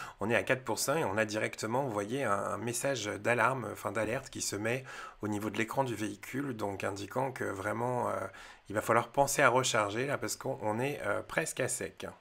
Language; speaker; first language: French; native; French